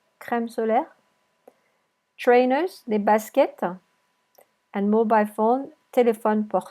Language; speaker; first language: French; non-native, fluent; English